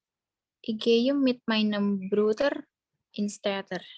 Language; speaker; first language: German; non-native, learner; Indonesian